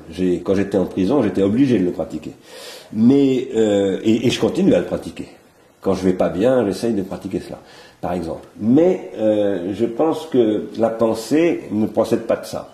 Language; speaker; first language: French; native; French